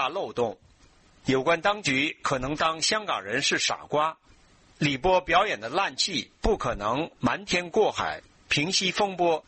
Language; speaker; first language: Chinese; native; Chinese